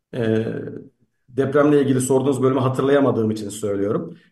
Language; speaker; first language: Turkish; native; Turkish